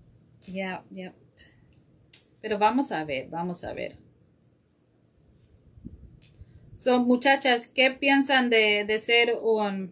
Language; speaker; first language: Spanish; early bilingual, heritage; Spanish